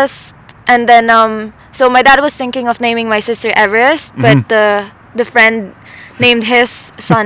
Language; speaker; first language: English; non-native, local second language; Filipino